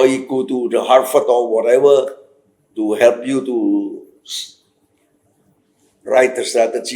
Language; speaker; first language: English; non-native, fluent; Indonesian